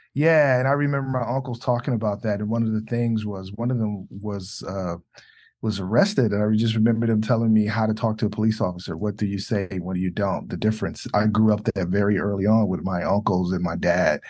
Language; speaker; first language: English; native; English